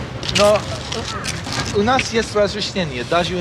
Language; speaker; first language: Russian; non-native, learner; English